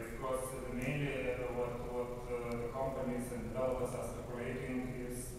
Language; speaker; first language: English; non-native, fluent; Lithuanian